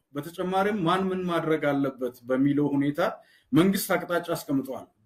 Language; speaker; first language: Amharic; non-native, local second language; Oromo